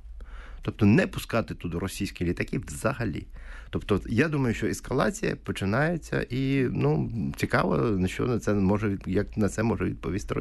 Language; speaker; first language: Ukrainian; native; Ukrainian